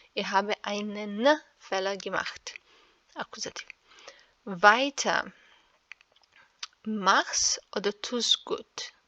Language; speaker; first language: German; non-native, fluent; Serbian